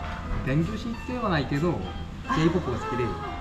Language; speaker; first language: Japanese; non-native, learner; Korean